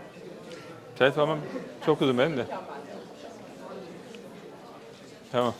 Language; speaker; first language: Turkish; native; Turkish